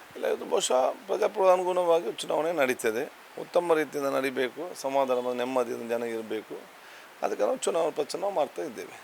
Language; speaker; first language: Kannada; non-native, local second language; Badaga